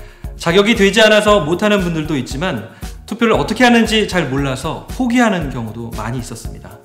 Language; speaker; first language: Korean; native; Korean